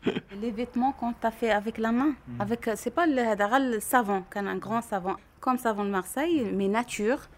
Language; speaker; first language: French; non-native, learner; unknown